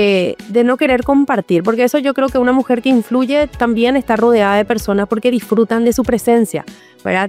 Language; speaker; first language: Spanish; native; Spanish